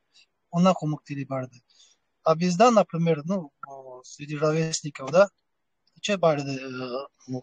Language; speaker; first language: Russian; non-native, local second language; Kumyk